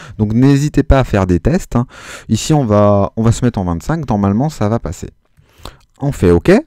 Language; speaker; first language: French; native; French